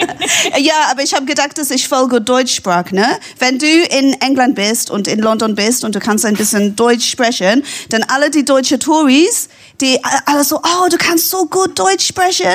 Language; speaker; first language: German; non-native, fluent; English